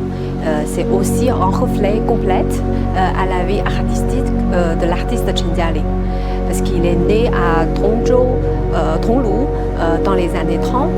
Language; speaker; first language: French; non-native, fluent; Chinese